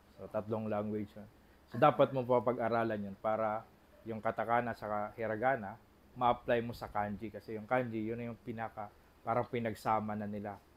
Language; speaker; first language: Filipino; non-native, local second language; Bikol